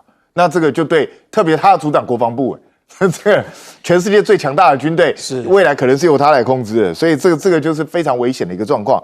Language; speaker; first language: Chinese; native; Chinese